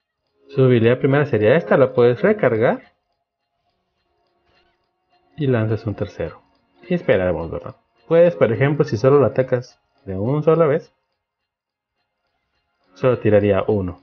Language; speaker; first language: Spanish; native; Spanish